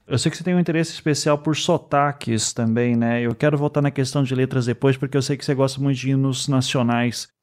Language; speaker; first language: Portuguese; native; Portuguese